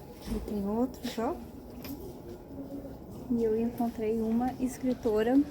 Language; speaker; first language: Portuguese; native; Portuguese